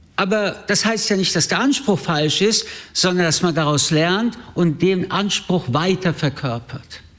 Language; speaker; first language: German; early bilingual, other home language; French